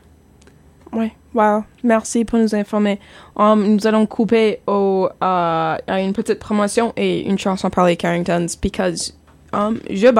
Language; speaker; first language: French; non-native, local second language; English